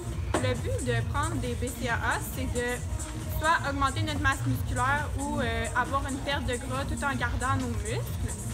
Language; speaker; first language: French; native; French